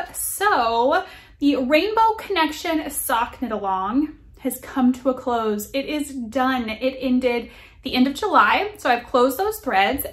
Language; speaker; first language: English; native; English